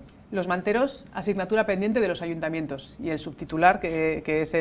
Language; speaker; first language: Spanish; native; Spanish